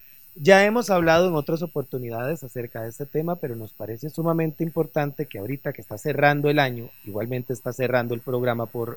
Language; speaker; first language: Spanish; native; Spanish